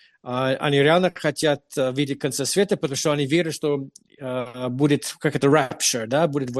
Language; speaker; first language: Russian; non-native, fluent; English